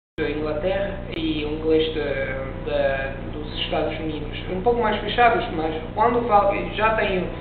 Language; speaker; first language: Portuguese; non-native, learner; Italian